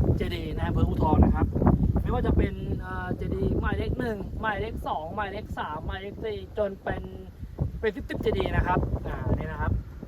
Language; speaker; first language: Thai; native; Thai